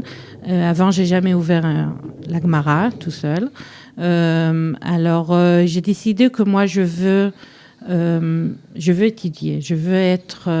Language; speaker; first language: French; early bilingual, heritage; French